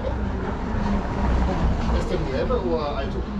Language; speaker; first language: Spanish; non-native, learner; German